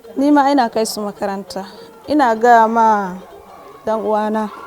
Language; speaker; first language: Hausa; non-native, local second language; Fula